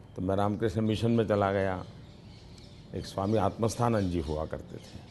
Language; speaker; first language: Hindi; non-native, local second language; Gujarati